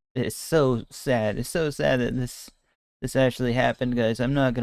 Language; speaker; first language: English; native; English